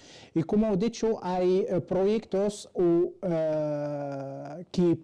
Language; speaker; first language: Spanish; non-native, fluent; Arabic